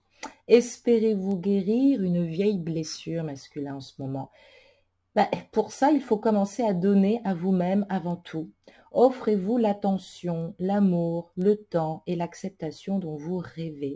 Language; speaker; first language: French; native; French